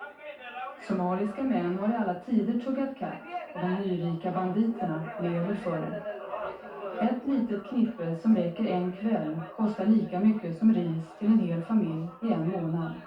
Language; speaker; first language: Swedish; native; Swedish